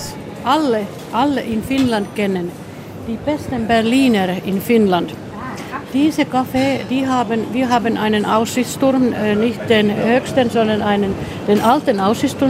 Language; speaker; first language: German; non-native, fluent; Finnish